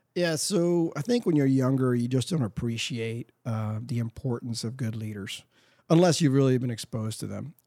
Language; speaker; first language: English; early bilingual, other home language; Spanish